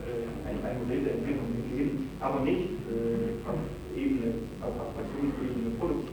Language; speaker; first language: German; non-native, fluent; Italian